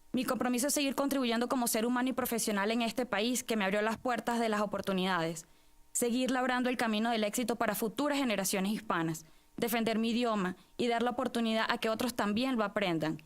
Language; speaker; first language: English; non-native, fluent; Spanish